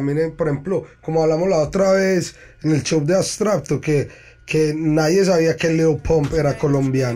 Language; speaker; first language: Spanish; native; Spanish